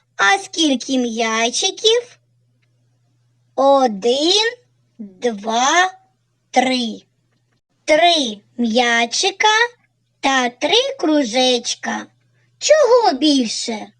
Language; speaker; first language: Ukrainian; native; Ukrainian